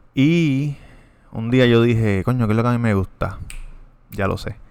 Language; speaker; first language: Spanish; native; Spanish